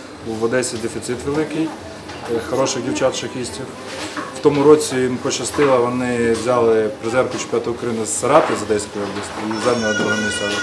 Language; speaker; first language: Ukrainian; native; Ukrainian